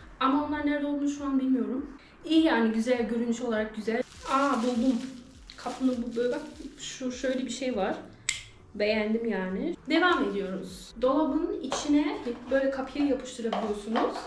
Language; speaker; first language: Turkish; early bilingual, heritage; Turkish